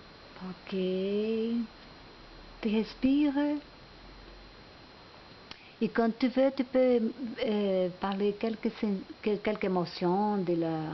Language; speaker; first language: French; non-native, learner; Portuguese